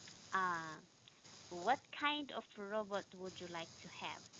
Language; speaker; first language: English; non-native, fluent; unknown